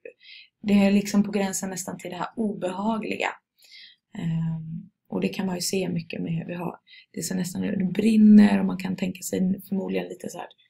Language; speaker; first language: Swedish; native; Swedish